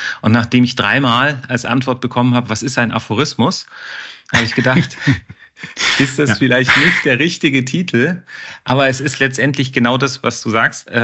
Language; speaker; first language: German; native; German